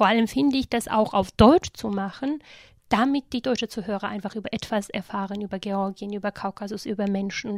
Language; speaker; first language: German; non-native, fluent; Georgian